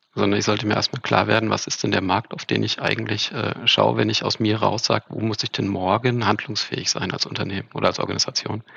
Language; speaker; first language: German; native; German